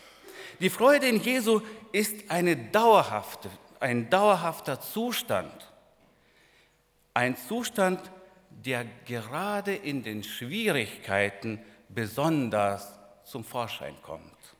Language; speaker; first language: German; non-native, fluent; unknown